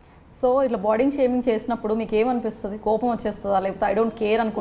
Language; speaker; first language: Telugu; native; Telugu